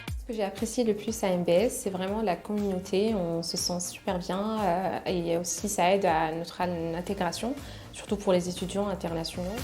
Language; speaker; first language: French; non-native, local second language; Arabic